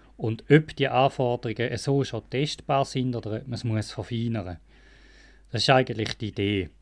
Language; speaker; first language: German; native; German